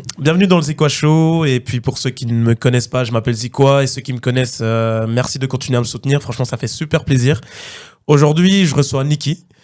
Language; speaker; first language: French; native; French